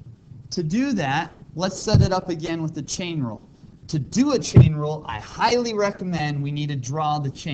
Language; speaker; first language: English; native; English